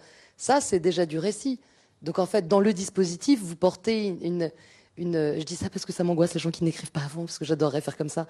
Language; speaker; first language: French; native; French